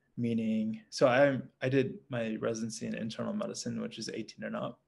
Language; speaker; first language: English; native; English